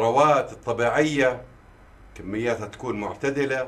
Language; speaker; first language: Arabic; native; Arabic